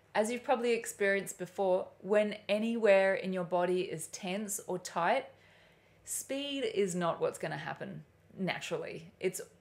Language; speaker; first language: English; native; English